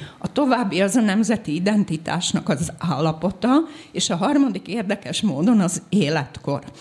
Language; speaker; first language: Hungarian; native; Hungarian